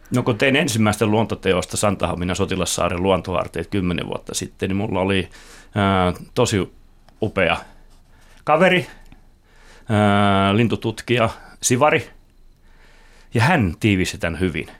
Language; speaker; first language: Finnish; native; Finnish